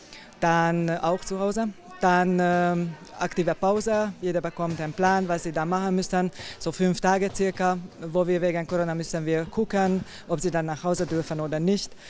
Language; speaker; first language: German; non-native, fluent; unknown